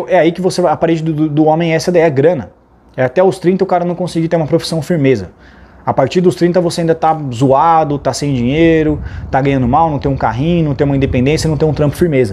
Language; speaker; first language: Portuguese; native; Portuguese